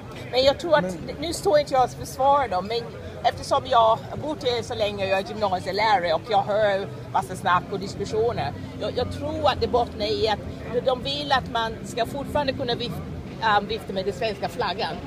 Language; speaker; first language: Swedish; non-native, fluent; English